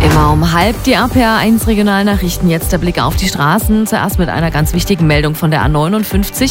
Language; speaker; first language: German; native; German